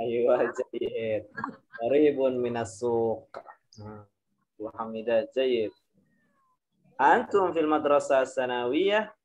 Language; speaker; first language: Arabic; non-native, fluent; Indonesian